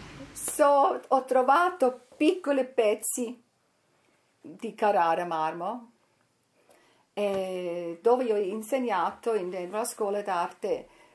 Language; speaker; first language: Italian; non-native, fluent; English